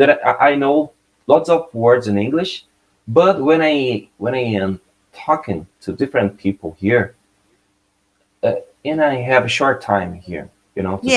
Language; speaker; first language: English; non-native, learner; Portuguese